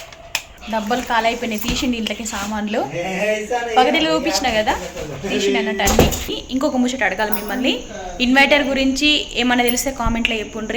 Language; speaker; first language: Telugu; native; Telugu